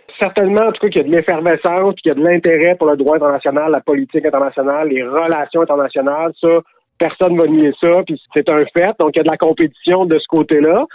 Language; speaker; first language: French; native; French